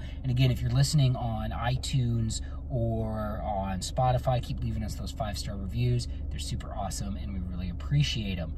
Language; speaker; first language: English; native; English